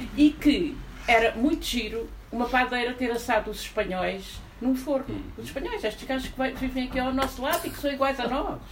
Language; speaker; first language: Portuguese; native; Portuguese